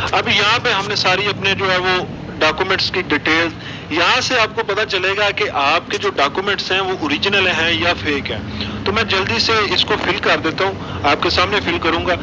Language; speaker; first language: Urdu; non-native, local second language; Punjabi